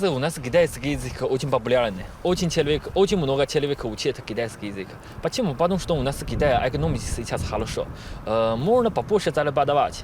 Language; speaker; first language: Russian; non-native, learner; Chinese